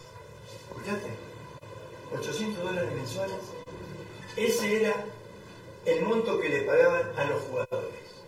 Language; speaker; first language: Spanish; native; Spanish